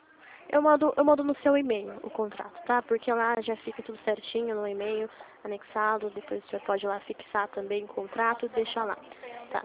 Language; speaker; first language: Portuguese; native; Portuguese